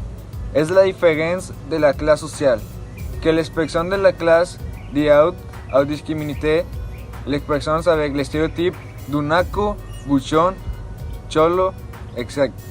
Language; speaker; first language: French; non-native, learner; Spanish